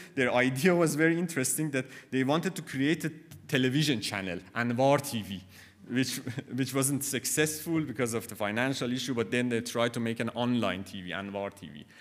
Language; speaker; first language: English; non-native, fluent; Persian